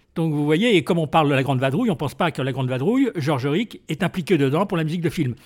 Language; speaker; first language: French; native; French